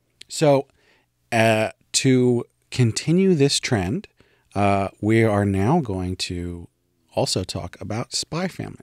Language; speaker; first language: English; native; English